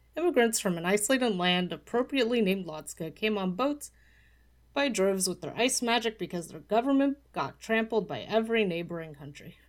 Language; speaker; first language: English; early bilingual, other home language; Polish